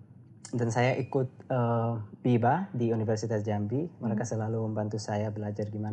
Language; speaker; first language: Indonesian; non-native, learner; Arabic